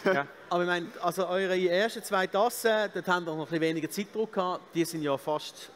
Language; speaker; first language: German; native; German